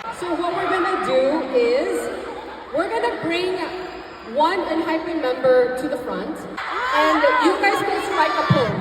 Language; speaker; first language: English; non-native, local second language; Filipino